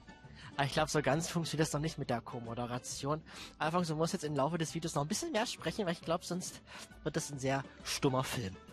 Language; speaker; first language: German; native; German